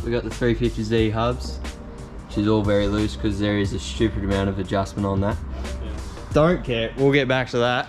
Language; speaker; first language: English; native; English